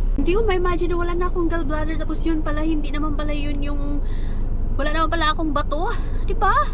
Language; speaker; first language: Filipino; native; Filipino